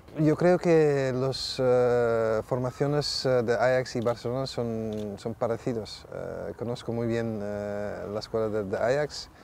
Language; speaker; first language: Spanish; non-native, fluent; Dutch